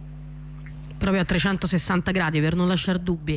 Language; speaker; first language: Italian; native; Italian